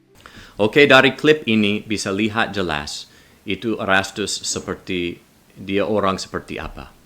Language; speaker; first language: Indonesian; non-native, learner; English